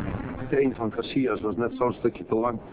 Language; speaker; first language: Dutch; native; Dutch